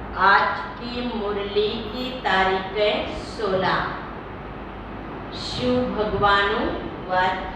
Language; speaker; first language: Hindi; non-native, local second language; Marathi